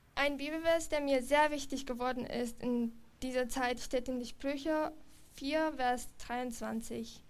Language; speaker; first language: German; non-native, fluent; Romanian